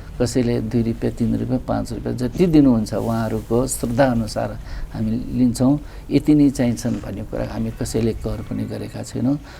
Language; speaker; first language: Nepali; non-native, local second language; Newari